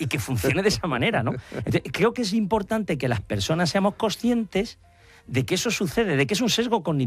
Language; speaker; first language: Spanish; native; Spanish